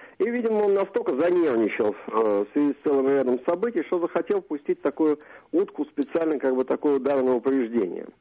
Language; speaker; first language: Russian; native; Russian